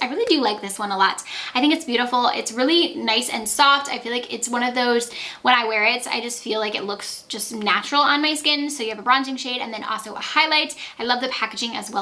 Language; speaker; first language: English; native; English